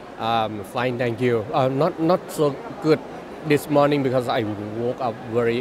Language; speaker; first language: English; non-native, learner; Thai